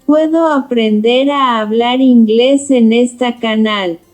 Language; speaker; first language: Spanish; non-native, learner; Haitian Creole